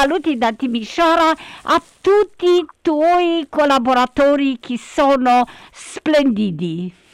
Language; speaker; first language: Italian; non-native, learner; Romanian